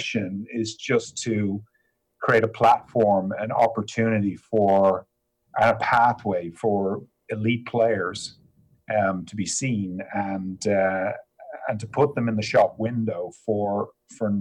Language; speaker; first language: English; native; English